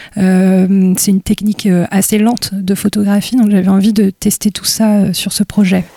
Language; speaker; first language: French; native; French